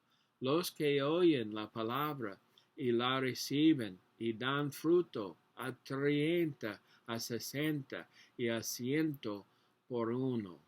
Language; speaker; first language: Spanish; non-native, learner; English